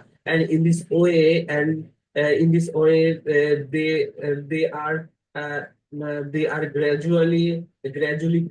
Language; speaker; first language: English; non-native, learner; Bangla